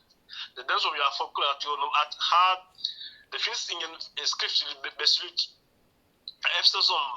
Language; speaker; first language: Swedish; non-native, learner; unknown